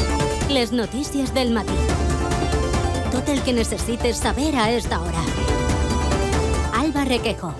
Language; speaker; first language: Catalan; native; Catalan